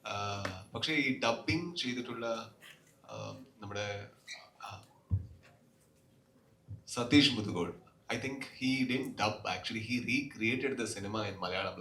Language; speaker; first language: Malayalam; non-native, local second language; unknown